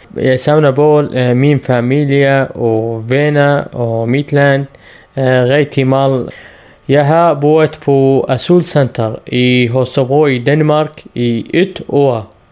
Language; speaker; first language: Danish; non-native, learner; Arabic